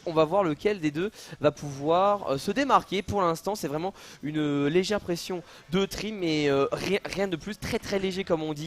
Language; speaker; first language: French; native; French